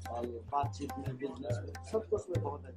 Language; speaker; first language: Hindi; non-native, local second language; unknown